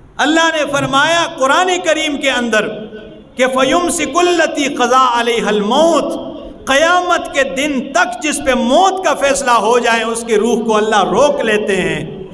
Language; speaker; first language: Urdu; non-native, local second language; Pashto